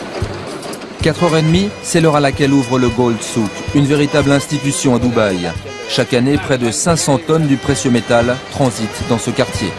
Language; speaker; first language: French; native; French